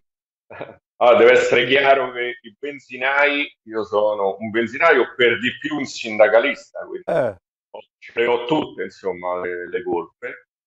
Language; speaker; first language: Italian; native; Italian